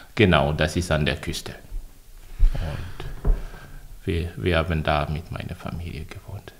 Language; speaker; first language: German; non-native, fluent; French